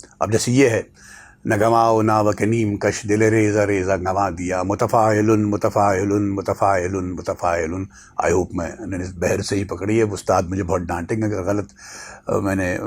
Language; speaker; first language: Urdu; native; Urdu